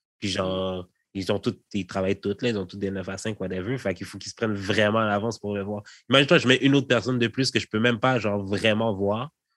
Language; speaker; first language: French; native; French